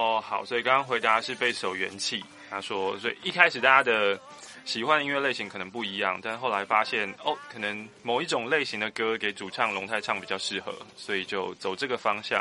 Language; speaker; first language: Chinese; native; Chinese